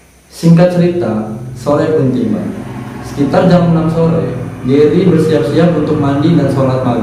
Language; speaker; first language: Indonesian; native; Indonesian